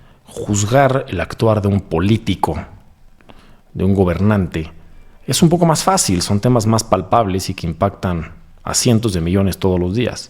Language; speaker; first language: Spanish; native; Spanish